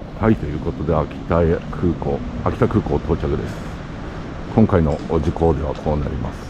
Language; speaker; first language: Japanese; native; Japanese